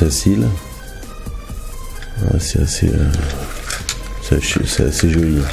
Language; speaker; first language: French; native; French